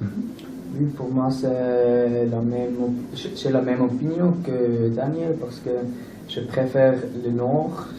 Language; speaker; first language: French; non-native, local second language; German